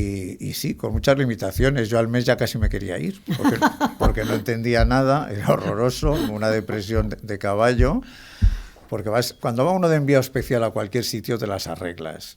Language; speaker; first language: Spanish; native; Spanish